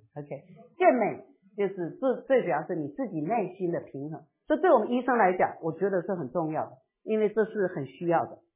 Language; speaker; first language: Chinese; native; Chinese